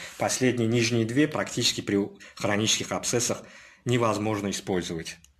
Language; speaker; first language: Russian; non-native, local second language; Uzbek